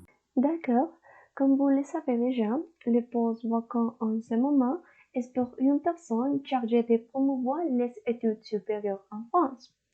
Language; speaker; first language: French; non-native, learner; Spanish